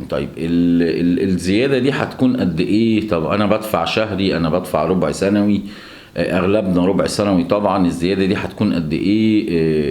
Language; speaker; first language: Arabic; native; Arabic